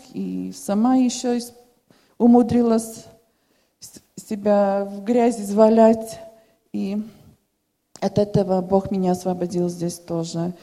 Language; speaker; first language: Russian; native; Russian